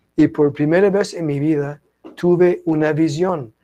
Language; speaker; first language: Spanish; non-native, fluent; English